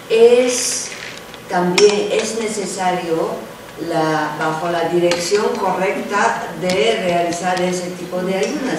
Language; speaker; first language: Spanish; non-native, fluent; Japanese